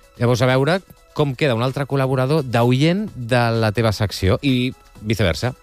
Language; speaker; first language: Catalan; native; Catalan